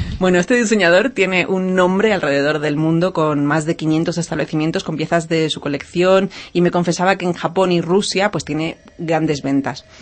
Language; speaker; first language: Spanish; native; Spanish